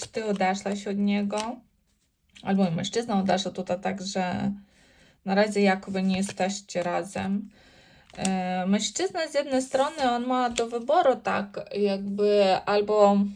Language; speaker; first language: Polish; non-native, learner; Ukrainian